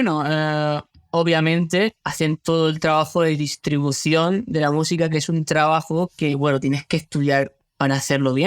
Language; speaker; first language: Spanish; native; Spanish